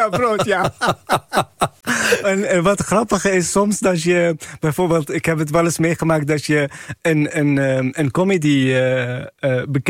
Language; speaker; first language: Dutch; non-native, fluent; Arabic